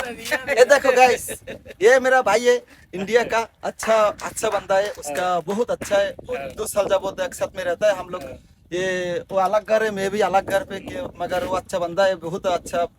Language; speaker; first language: Hindi; non-native, learner; Bangla